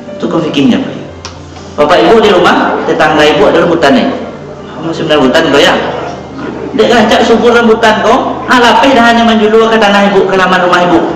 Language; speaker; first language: Malay; non-native, local second language; Minangkabau